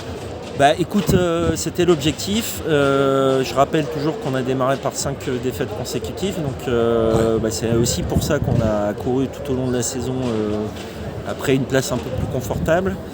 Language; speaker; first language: French; native; French